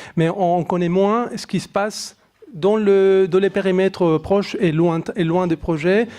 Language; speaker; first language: French; non-native, fluent; Spanish